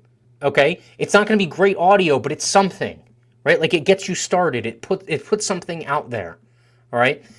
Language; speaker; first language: English; native; English